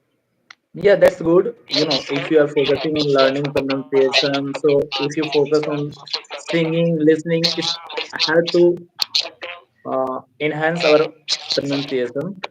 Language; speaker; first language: English; non-native, fluent; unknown